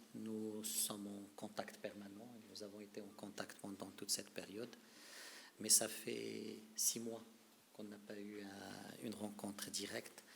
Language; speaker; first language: French; non-native, local second language; Arabic